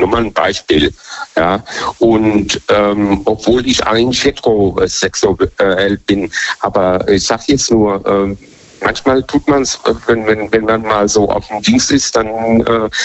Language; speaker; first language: German; native; German